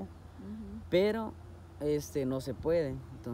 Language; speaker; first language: Spanish; native; Spanish